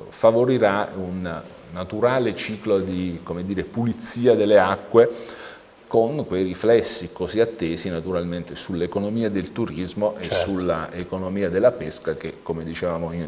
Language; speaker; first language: Italian; native; Italian